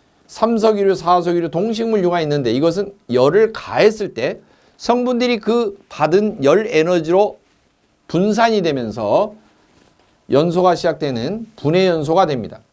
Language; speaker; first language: Korean; native; Korean